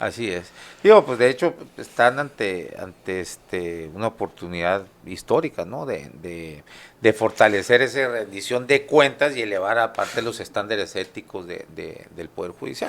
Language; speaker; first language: Spanish; native; Spanish